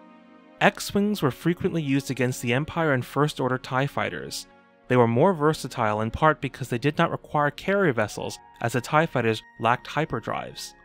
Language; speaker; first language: English; native; English